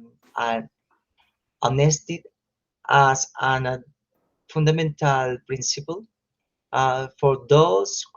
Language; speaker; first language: English; non-native, learner; Spanish